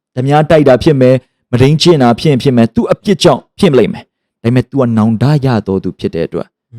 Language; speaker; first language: Burmese; native; Burmese